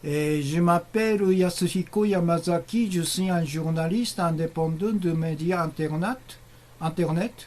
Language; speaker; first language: French; non-native, learner; Japanese